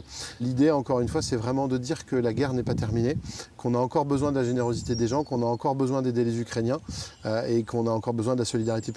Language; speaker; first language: French; native; French